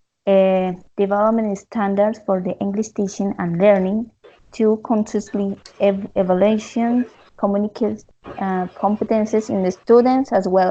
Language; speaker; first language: English; non-native, learner; Spanish